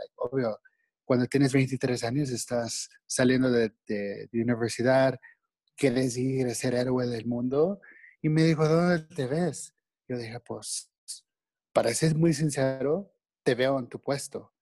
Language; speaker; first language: Spanish; non-native, fluent; English